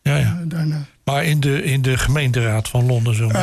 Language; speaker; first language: Dutch; native; Dutch